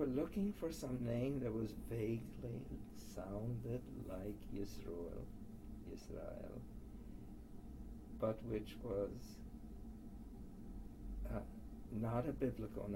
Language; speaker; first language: English; early bilingual, other home language; Polish